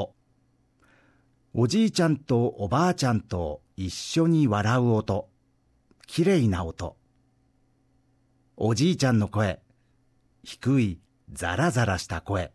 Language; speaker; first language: Japanese; native; Japanese